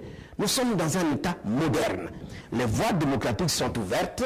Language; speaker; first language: French; non-native, local second language; Baoulé